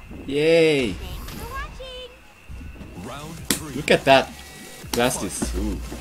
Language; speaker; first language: English; non-native, learner; Korean